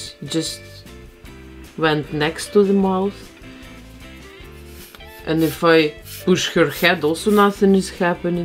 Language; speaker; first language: English; non-native, fluent; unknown